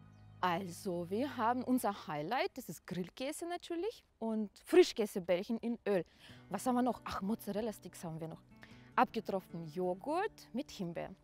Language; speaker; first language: German; non-native, fluent; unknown